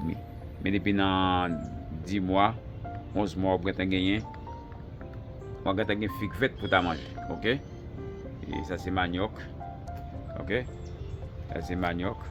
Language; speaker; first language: French; non-native, learner; Haitian Creole